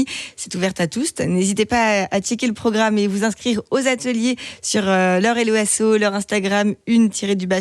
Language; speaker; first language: French; native; French